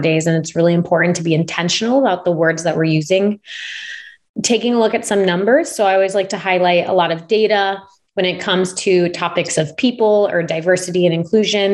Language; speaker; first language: English; native; English